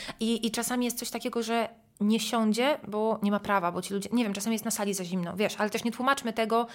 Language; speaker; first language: Polish; native; Polish